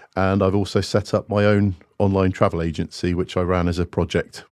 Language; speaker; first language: English; native; English